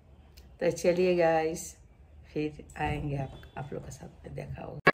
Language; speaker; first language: Hindi; non-native, local second language; Bangla